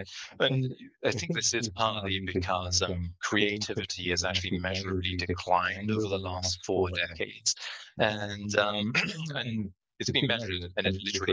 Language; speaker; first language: English; native; English